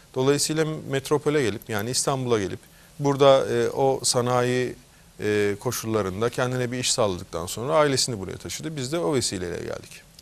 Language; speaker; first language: Turkish; native; Turkish